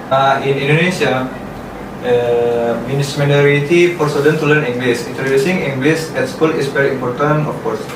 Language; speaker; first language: English; non-native, learner; Indonesian